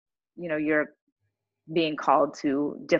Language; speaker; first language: English; native; English